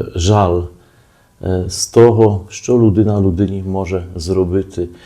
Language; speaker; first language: Ukrainian; early bilingual, heritage; Ukrainian